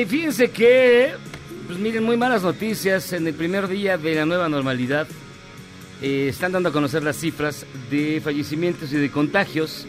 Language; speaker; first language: Spanish; native; Spanish